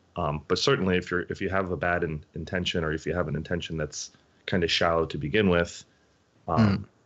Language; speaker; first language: English; native; English